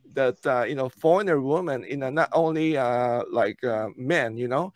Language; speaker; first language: English; non-native, local second language; Filipino